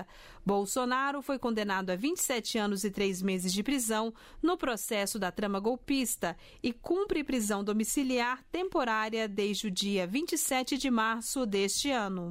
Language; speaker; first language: Portuguese; native; Portuguese